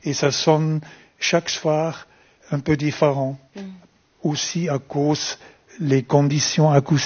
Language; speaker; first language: French; non-native, fluent; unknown